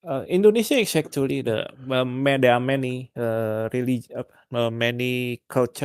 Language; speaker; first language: English; non-native, learner; Indonesian